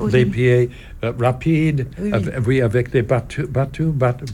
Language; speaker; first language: French; non-native, learner; English